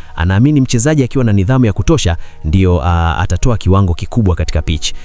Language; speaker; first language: Swahili; native; Swahili